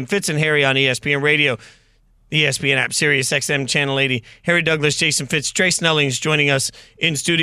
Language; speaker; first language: English; native; English